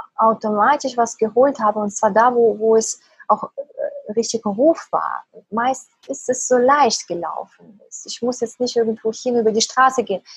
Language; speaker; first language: German; native; German